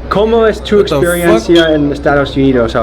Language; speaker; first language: Spanish; non-native, learner; English